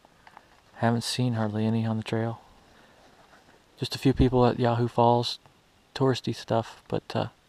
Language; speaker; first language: English; native; English